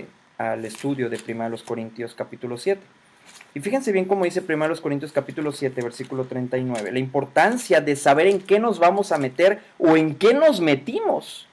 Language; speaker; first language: Spanish; native; Spanish